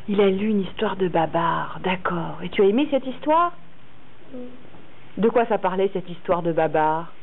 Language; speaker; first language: French; native; French